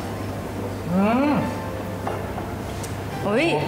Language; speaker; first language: Thai; native; Thai